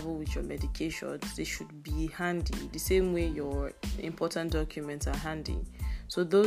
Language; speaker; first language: English; non-native, local second language; Yoruba